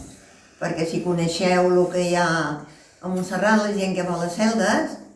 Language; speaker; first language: Catalan; non-native, fluent; Spanish